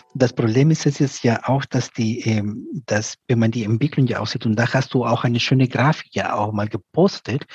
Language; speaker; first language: German; non-native, fluent; Spanish